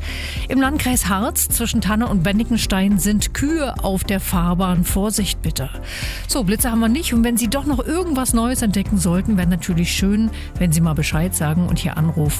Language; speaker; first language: German; native; German